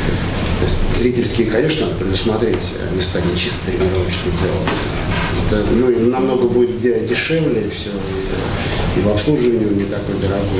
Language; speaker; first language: Russian; native; Russian